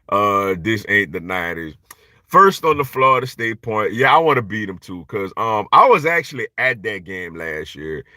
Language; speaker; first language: English; native; English